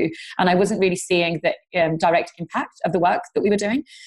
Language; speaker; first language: English; non-native, local second language; Gujarati